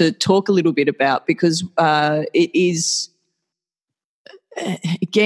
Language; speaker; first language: English; native; English